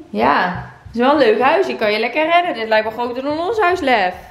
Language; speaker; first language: Dutch; native; Dutch